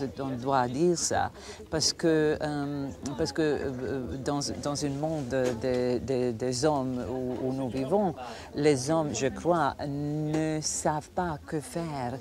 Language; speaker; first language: French; non-native, fluent; Croatian